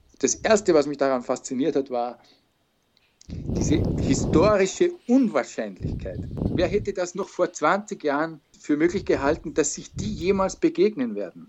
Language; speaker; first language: German; native; German